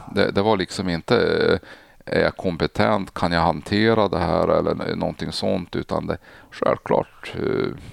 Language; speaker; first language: Swedish; native; Swedish